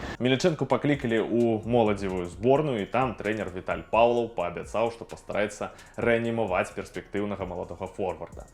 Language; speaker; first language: Belarusian; non-native, local second language; Russian